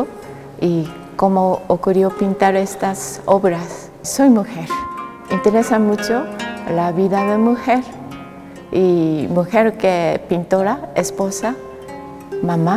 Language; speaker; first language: Spanish; non-native, learner; Japanese